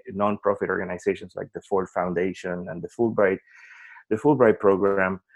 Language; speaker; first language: English; non-native, fluent; Spanish